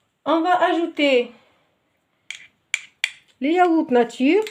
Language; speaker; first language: French; non-native, local second language; Arabic